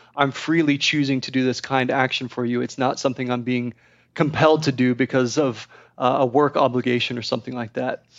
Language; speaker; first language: English; native; English